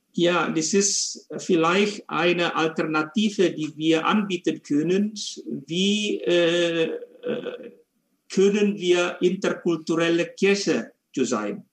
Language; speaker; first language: German; non-native, fluent; Indonesian